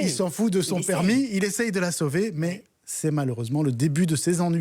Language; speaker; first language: French; native; French